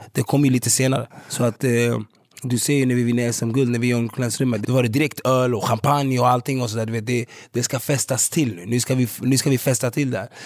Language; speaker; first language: Swedish; early bilingual, other home language; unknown